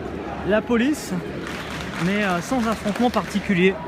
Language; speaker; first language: French; native; French